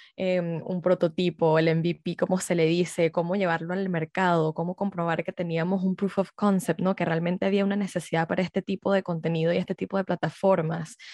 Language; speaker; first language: Spanish; early bilingual, heritage; Spanish